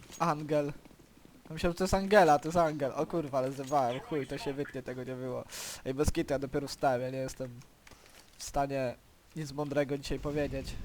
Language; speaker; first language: Polish; native; Polish